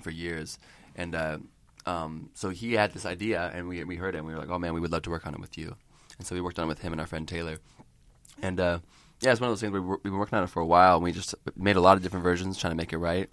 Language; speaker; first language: English; native; English